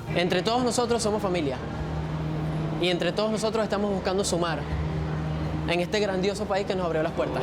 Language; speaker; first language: Spanish; native; Spanish